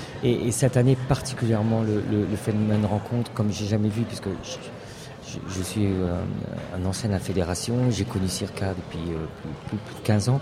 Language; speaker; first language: French; native; French